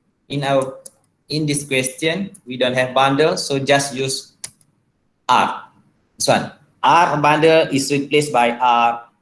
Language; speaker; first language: English; non-native, local second language; Malay